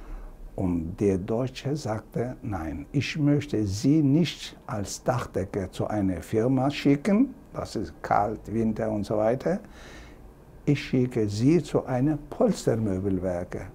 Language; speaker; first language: German; non-native, fluent; Turkish